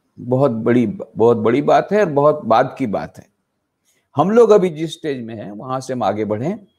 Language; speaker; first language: Hindi; non-native, local second language; Gujarati